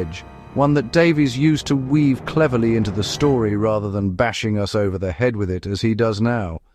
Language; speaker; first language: English; native; English